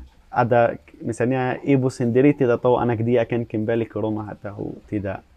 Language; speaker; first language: Indonesian; non-native, fluent; Arabic